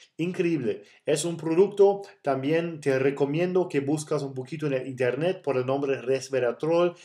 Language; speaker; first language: Spanish; non-native, fluent; German